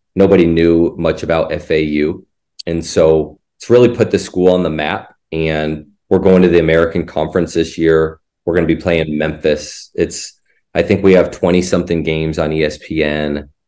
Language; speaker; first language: English; native; English